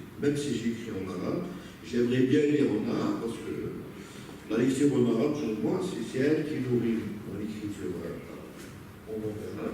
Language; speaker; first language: French; non-native, local second language; Arabic